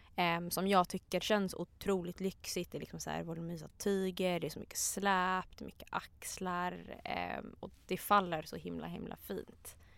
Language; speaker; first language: Swedish; native; Swedish